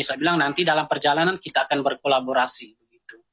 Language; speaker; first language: Indonesian; native; Indonesian